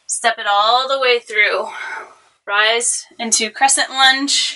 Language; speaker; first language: English; native; English